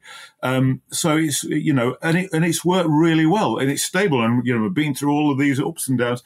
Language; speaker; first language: English; native; English